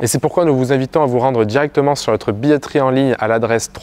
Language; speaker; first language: French; native; French